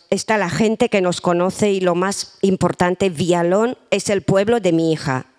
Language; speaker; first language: Spanish; non-native, fluent; Romanian